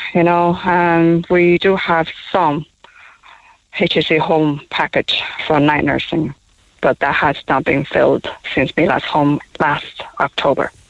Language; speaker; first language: English; non-native, fluent; Chinese